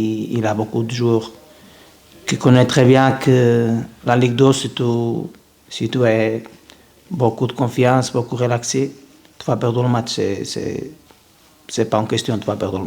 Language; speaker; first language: French; non-native, fluent; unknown